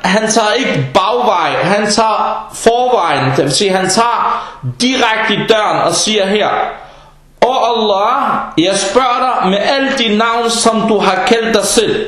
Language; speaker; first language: Danish; early bilingual, other home language; Arabic